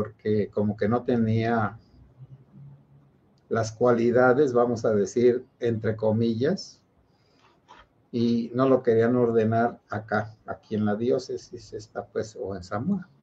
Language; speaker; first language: Spanish; native; Spanish